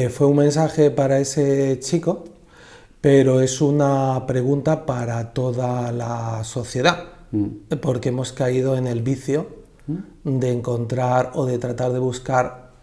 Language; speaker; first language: Spanish; native; Spanish